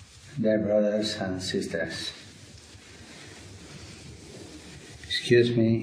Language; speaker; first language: English; non-native, learner; Spanish